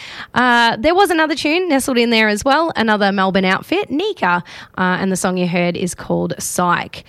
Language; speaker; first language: English; native; English